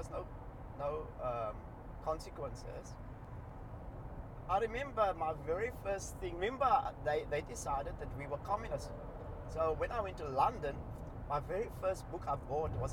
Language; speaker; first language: English; non-native, local second language; Afrikaans